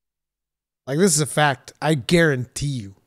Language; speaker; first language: English; native; English